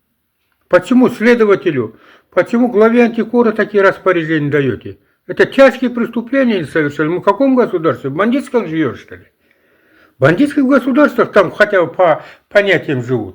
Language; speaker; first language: Russian; non-native, local second language; Kazakh